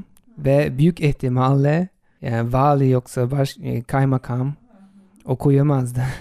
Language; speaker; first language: Turkish; non-native, fluent; English